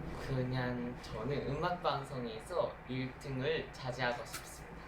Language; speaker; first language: Korean; non-native, learner; Japanese